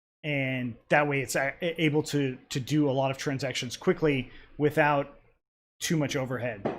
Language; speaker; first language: English; native; English